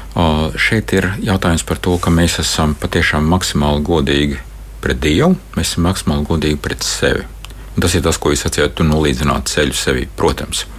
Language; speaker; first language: Latvian; native; Latvian